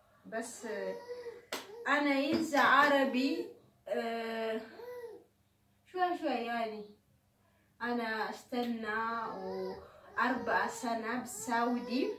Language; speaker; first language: Arabic; non-native, learner; Oromo